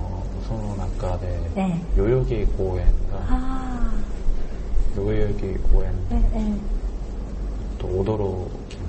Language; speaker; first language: Japanese; non-native, learner; Korean